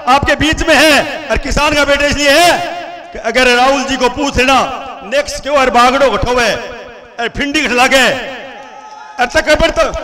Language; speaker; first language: Hindi; native; Hindi